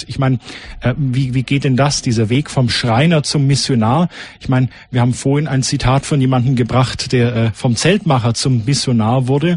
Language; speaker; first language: German; native; German